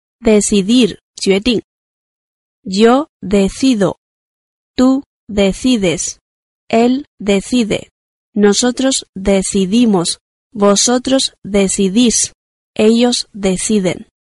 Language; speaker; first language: Spanish; non-native, fluent; Chinese